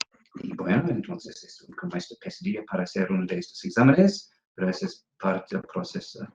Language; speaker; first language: Spanish; non-native, fluent; English